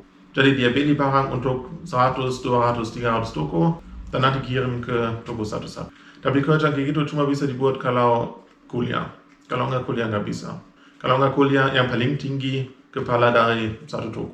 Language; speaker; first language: Indonesian; non-native, fluent; German